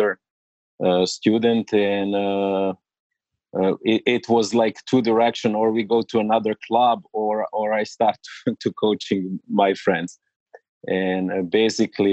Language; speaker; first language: English; non-native, learner; Serbian